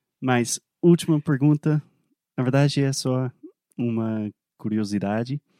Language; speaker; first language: Portuguese; non-native, fluent; English